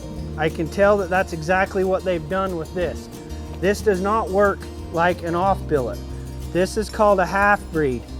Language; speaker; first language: English; native; English